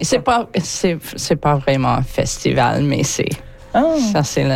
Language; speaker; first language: French; non-native, learner; English